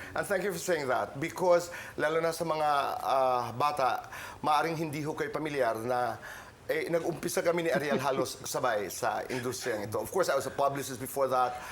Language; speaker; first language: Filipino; non-native, local second language; Waray